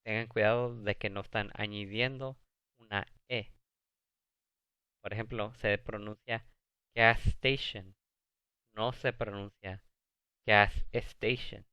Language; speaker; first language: Spanish; early bilingual, heritage; Spanish